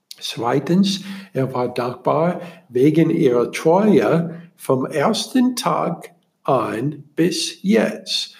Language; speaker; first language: German; non-native, learner; English